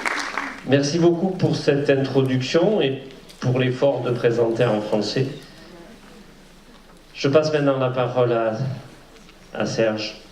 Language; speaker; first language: French; native; French